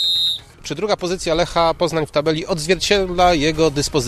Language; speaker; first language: Polish; native; Polish